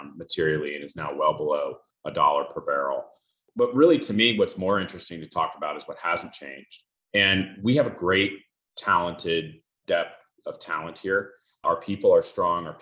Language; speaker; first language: English; native; English